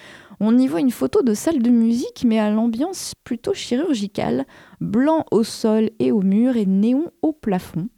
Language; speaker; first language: French; native; French